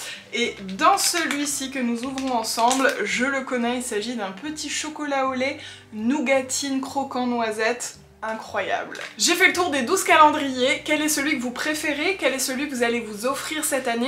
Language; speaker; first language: French; native; French